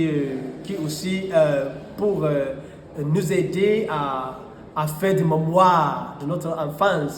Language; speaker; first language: French; non-native, fluent; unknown